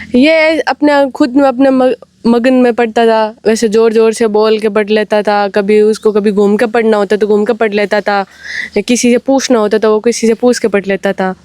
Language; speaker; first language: Hindi; native; Hindi